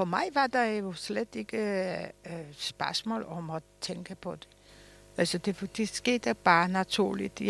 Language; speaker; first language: Danish; non-native, fluent; Polish